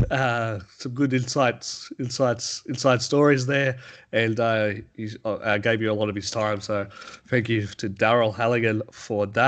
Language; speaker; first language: English; native; English